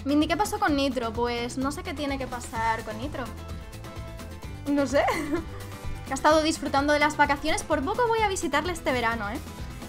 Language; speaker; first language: Spanish; native; Spanish